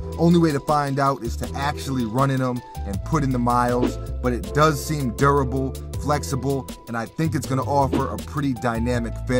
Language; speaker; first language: English; native; English